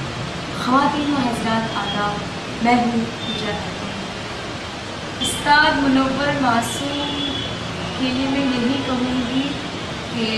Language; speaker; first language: Hindi; native; Hindi